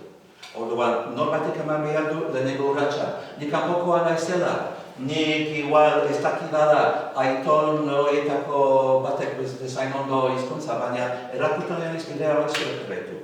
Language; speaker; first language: Basque; non-native, fluent; English